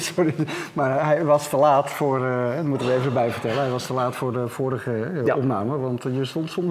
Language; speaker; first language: Dutch; native; Dutch